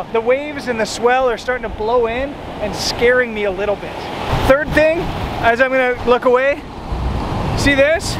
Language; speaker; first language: English; native; English